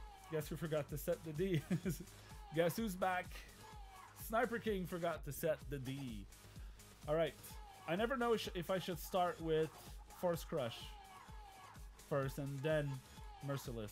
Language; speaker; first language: English; non-native, local second language; French